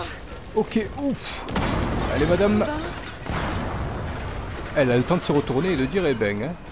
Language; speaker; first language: French; native; French